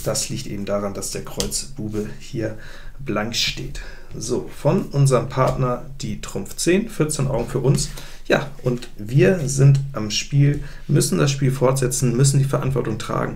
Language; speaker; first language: German; native; German